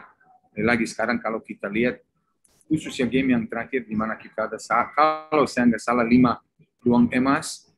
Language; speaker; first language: Indonesian; non-native, fluent; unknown